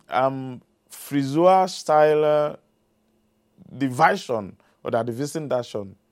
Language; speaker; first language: German; non-native, fluent; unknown